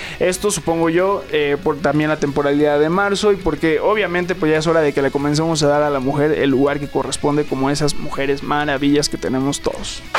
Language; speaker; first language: Spanish; native; Spanish